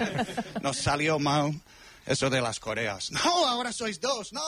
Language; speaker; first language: Spanish; non-native, fluent; English